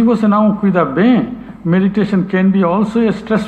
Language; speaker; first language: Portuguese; non-native, learner; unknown